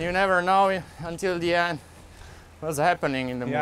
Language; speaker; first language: English; non-native, fluent; Slovak